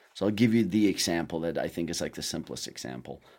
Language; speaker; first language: English; non-native, fluent; German